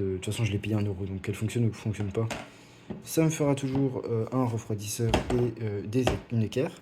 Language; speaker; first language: French; native; French